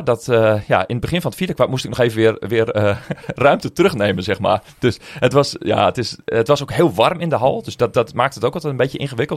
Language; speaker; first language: Dutch; native; Dutch